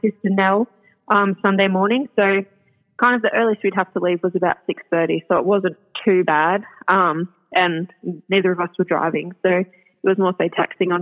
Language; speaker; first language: English; native; English